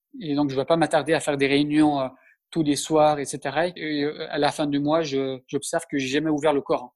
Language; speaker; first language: French; early bilingual, other home language; Turkish